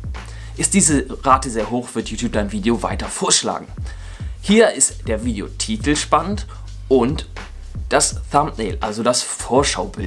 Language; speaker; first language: German; native; German